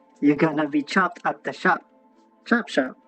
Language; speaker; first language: English; native; English